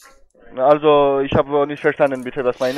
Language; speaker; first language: German; non-native, fluent; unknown